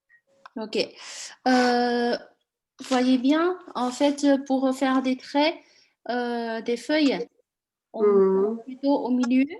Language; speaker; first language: French; non-native, fluent; Chinese